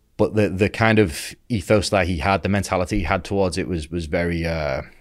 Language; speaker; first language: English; native; English